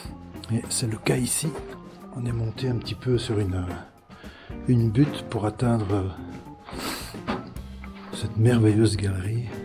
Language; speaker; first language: French; native; French